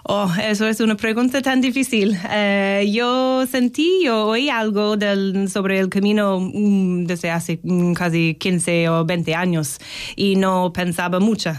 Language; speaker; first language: Spanish; non-native, learner; English